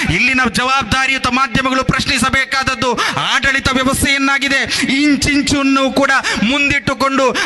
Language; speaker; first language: Kannada; non-native, local second language; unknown